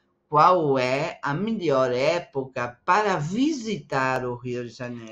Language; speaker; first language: Portuguese; non-native, fluent; Spanish